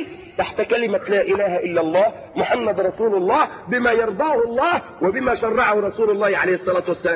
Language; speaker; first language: Arabic; native; Arabic